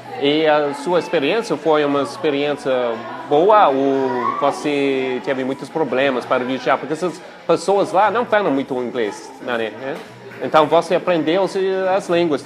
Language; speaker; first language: Portuguese; non-native, fluent; English